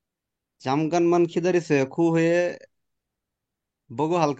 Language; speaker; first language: Korean; non-native, learner; Bangla